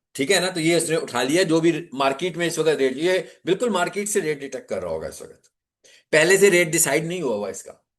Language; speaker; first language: Urdu; non-native, local second language; Punjabi